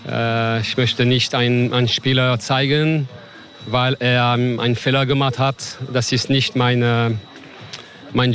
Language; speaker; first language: German; non-native, learner; French